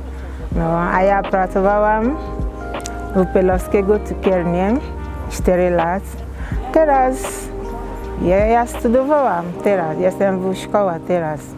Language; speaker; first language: Polish; non-native, learner; Igbo